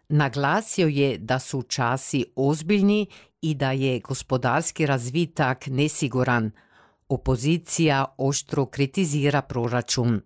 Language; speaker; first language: Serbian; native; Serbian